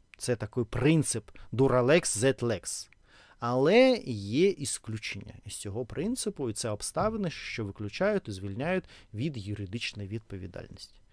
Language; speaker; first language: Ukrainian; non-native, local second language; Russian